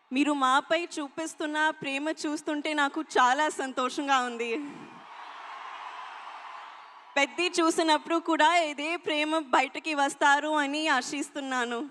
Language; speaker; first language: Telugu; non-native, fluent; Hindi